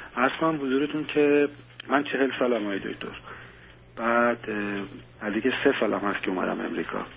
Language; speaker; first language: Persian; native; Persian